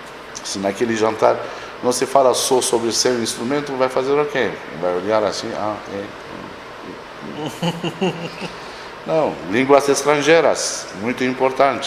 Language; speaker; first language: Portuguese; non-native, fluent; Romanian